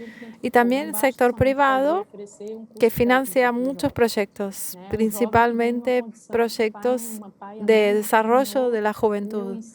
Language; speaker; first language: Spanish; non-native, fluent; Portuguese